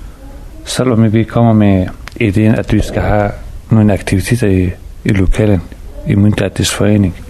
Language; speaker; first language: Danish; non-native, learner; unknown